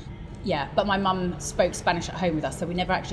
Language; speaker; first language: English; native; English